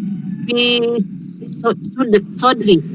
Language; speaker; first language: Arabic; non-native, learner; Indonesian